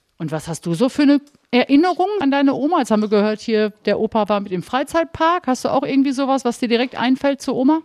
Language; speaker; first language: German; native; German